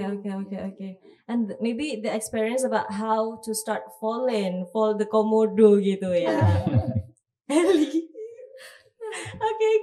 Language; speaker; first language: English; non-native, fluent; Indonesian